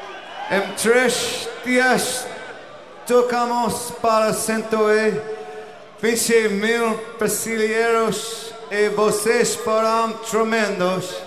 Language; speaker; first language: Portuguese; non-native, learner; English